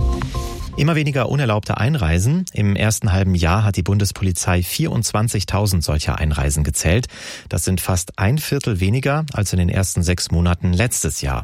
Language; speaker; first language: German; native; German